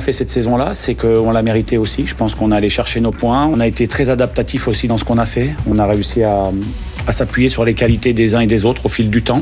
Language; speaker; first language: French; native; French